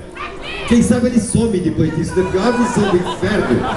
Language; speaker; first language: Portuguese; native; Portuguese